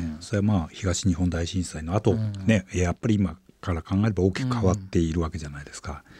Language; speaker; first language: Japanese; native; Japanese